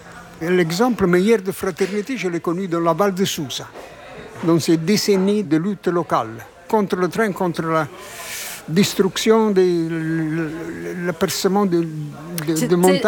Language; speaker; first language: French; non-native, fluent; Italian